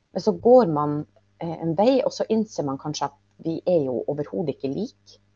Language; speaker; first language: Norwegian; native; Norwegian